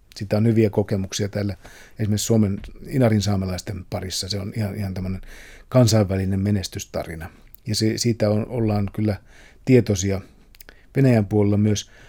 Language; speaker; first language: Finnish; native; Finnish